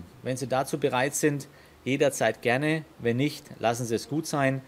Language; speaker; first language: German; native; German